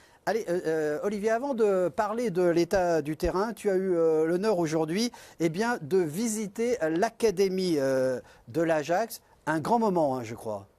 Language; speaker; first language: French; native; French